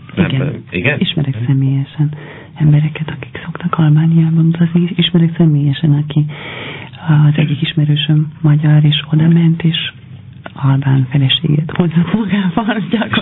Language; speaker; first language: Hungarian; non-native, fluent; Albanian